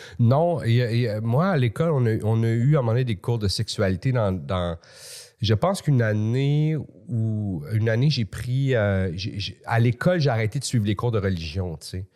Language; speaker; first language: French; native; French